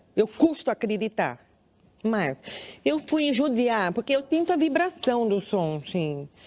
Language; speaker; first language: Portuguese; non-native, local second language; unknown